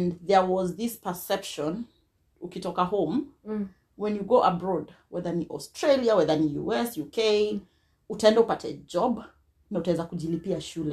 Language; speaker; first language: English; non-native, local second language; Kikuyu